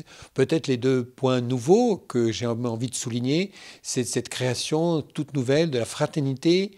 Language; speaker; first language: French; native; French